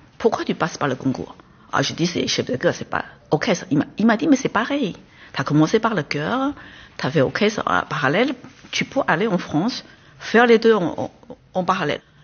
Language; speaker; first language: French; non-native, fluent; Chinese